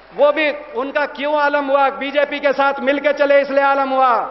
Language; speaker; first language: Hindi; native; Hindi